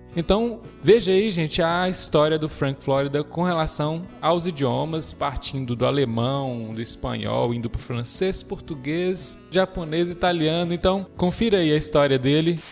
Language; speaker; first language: Portuguese; native; Portuguese